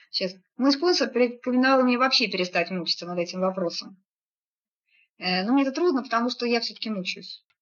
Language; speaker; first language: Russian; native; Russian